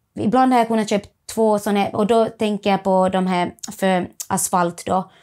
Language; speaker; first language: Swedish; native; Swedish